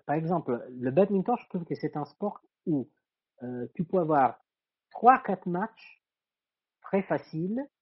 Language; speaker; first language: French; non-native, fluent; Italian